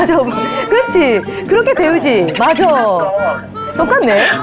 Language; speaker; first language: Korean; non-native, fluent; Japanese